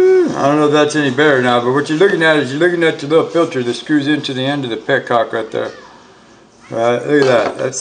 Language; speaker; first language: English; native; English